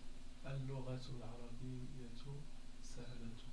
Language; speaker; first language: Arabic; non-native, learner; French